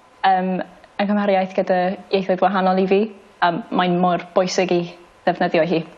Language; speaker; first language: Welsh; non-native, local second language; English